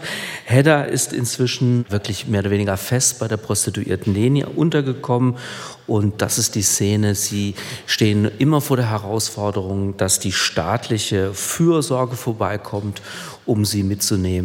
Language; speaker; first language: German; native; German